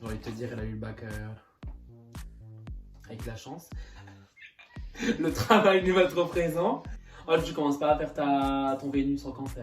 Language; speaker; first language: French; native; French